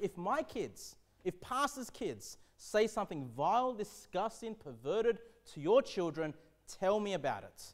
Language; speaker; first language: English; native; English